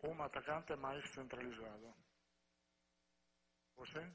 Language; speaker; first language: Portuguese; non-native, fluent; Spanish